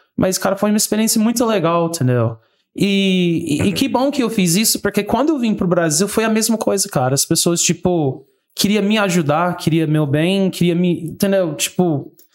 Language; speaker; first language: Portuguese; non-native, fluent; English